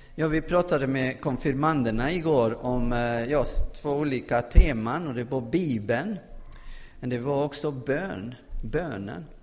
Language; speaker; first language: Swedish; non-native, fluent; Spanish